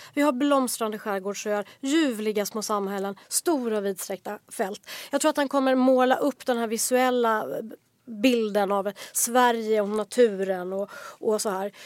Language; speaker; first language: Swedish; native; Swedish